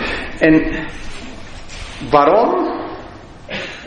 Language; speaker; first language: Dutch; non-native, fluent; English